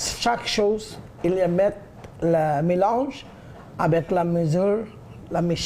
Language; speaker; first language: French; non-native, learner; Bangla